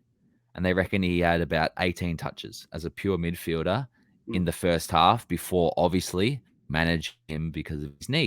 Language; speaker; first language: English; native; English